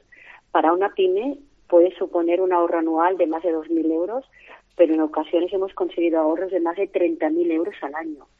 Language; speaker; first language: Spanish; native; Spanish